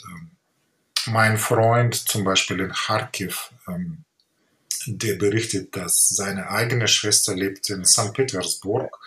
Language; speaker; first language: German; non-native, fluent; Ukrainian